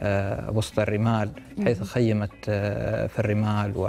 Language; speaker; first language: Arabic; native; Arabic